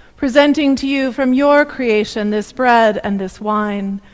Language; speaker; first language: English; native; English